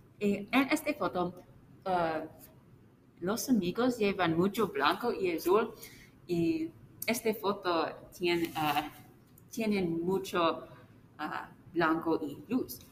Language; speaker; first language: Spanish; non-native, learner; English